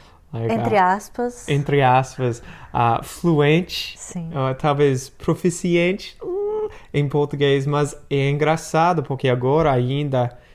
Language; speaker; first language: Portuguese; non-native, fluent; English